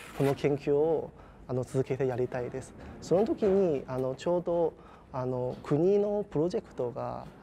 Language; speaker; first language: Japanese; non-native, fluent; Chinese